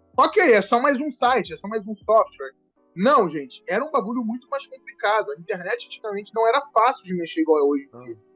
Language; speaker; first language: Portuguese; native; Portuguese